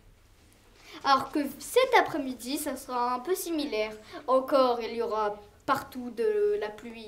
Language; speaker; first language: French; native; French